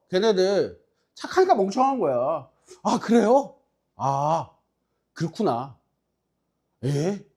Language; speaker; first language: Korean; native; Korean